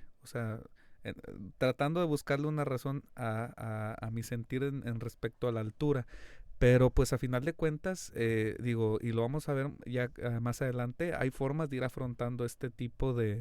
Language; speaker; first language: Spanish; native; Spanish